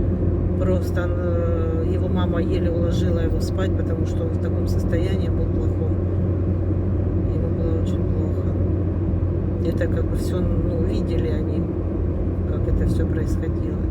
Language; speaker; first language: Russian; native; Russian